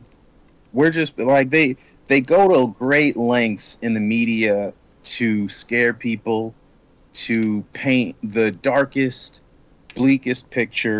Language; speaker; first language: English; native; English